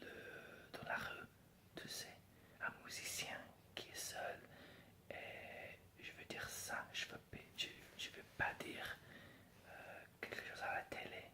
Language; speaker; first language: French; non-native, fluent; English